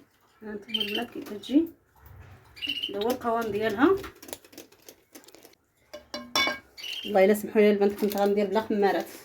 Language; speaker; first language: Arabic; native; Arabic